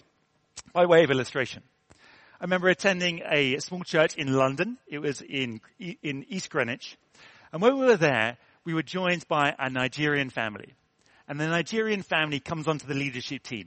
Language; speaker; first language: English; native; English